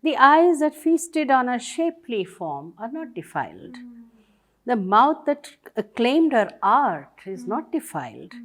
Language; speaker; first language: English; non-native, local second language; Tamil